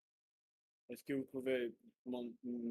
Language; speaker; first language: French; non-native, learner; Russian